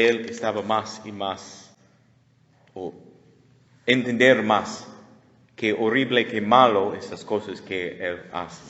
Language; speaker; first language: Spanish; non-native, learner; English